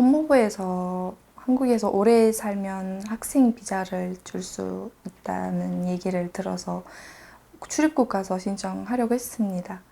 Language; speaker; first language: Korean; early bilingual, other home language; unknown